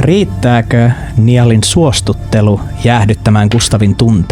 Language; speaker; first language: Finnish; native; Finnish